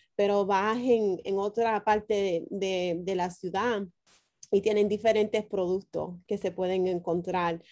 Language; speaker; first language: Spanish; early bilingual, heritage; Spanish